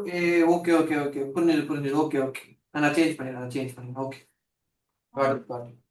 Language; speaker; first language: Tamil; native; Tamil